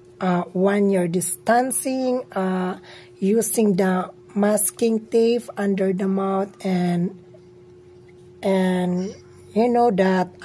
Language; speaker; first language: English; non-native, learner; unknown